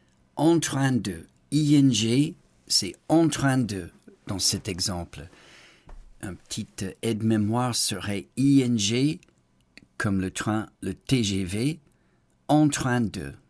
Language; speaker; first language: French; non-native, fluent; English